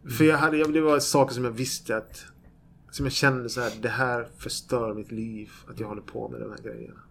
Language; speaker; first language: Swedish; native; Swedish